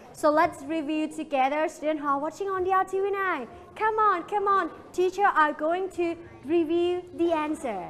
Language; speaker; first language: English; non-native, fluent; Thai